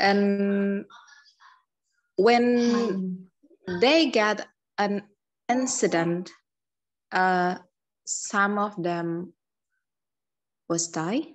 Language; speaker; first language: English; non-native, learner; Indonesian